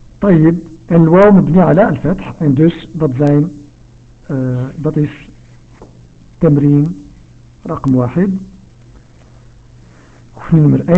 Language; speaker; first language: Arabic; non-native, fluent; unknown